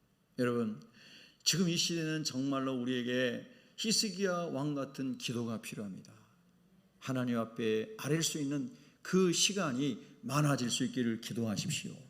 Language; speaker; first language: Korean; native; Korean